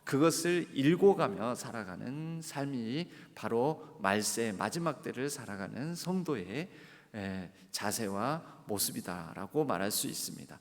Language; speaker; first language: Korean; native; Korean